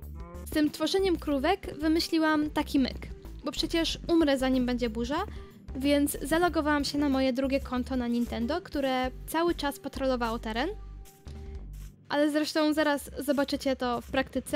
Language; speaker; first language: Polish; native; Polish